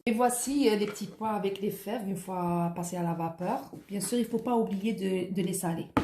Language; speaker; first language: French; non-native, local second language; Arabic